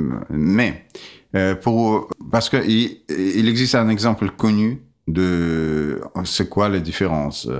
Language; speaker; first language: French; non-native, fluent; Russian